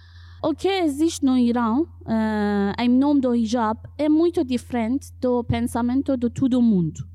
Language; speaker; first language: Portuguese; non-native, fluent; Persian